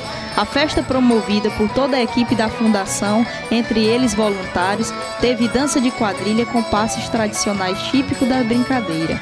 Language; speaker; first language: Portuguese; native; Portuguese